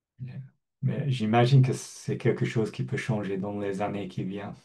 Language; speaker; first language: French; non-native, fluent; English